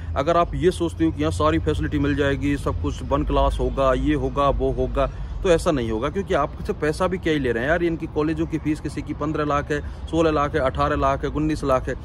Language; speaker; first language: Hindi; native; Hindi